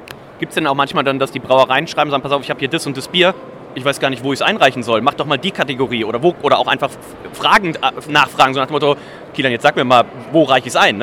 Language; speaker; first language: German; native; German